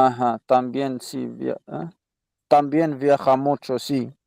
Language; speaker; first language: Spanish; non-native, learner; Arabic